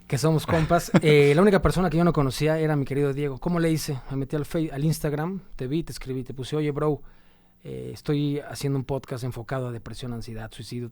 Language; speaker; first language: Spanish; native; Spanish